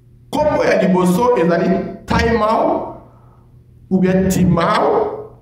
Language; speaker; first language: French; non-native, local second language; Lingala